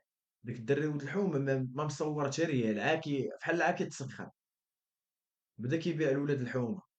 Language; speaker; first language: Arabic; native; Arabic